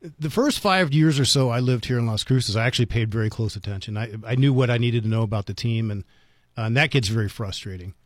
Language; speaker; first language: English; native; English